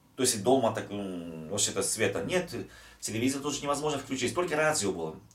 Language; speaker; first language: Russian; non-native, fluent; Japanese